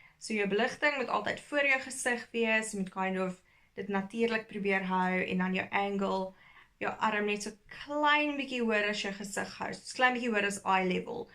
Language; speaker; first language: Afrikaans; early bilingual, heritage; Afrikaans